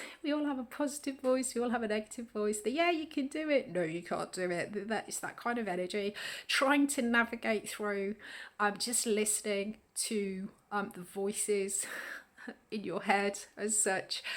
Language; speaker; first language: English; native; English